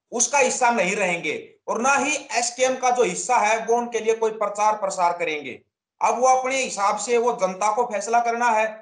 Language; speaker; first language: Hindi; native; Hindi